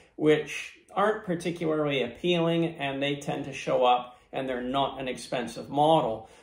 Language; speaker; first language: English; native; English